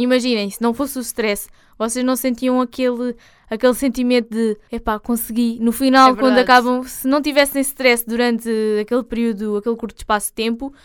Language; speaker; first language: Portuguese; native; Portuguese